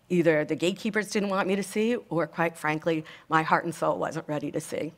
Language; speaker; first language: English; native; English